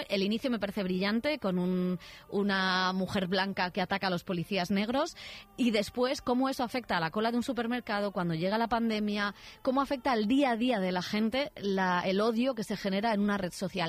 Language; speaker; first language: Spanish; native; Spanish